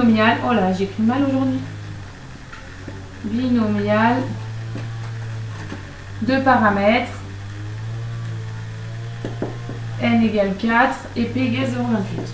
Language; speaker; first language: French; native; French